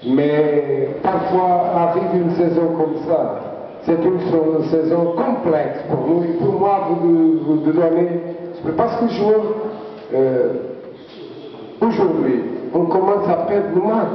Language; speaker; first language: French; non-native, learner; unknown